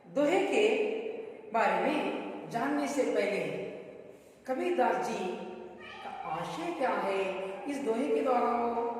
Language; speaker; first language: Hindi; non-native, local second language; Kannada